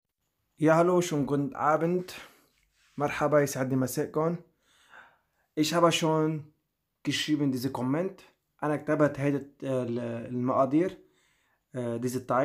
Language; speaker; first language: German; non-native, learner; Arabic